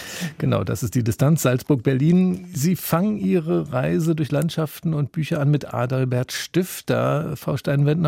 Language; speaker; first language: German; native; German